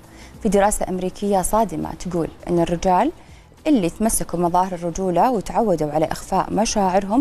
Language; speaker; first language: Arabic; native; Arabic